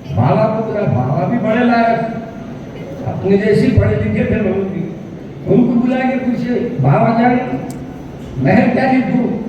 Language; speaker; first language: Urdu; native; Urdu